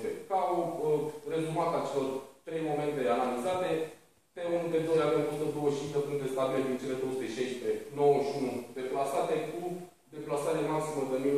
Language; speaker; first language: Romanian; native; Romanian